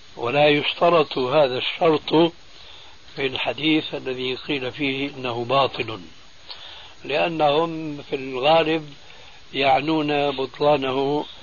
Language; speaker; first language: Arabic; early bilingual, other home language; Albanian